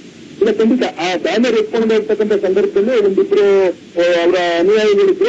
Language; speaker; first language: Kannada; native; Kannada